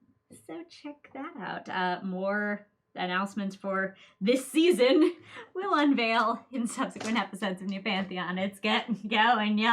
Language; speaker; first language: English; native; English